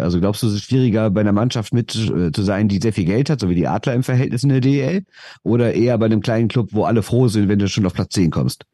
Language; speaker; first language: German; native; German